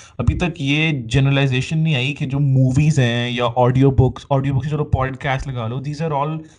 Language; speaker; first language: Urdu; native; Urdu